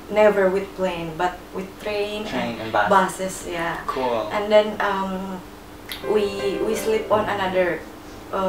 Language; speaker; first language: English; non-native, learner; Indonesian